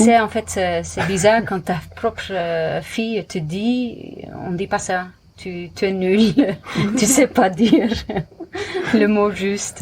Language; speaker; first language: French; non-native, fluent; Dutch